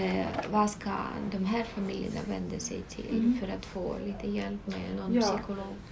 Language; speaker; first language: Swedish; non-native, fluent; Russian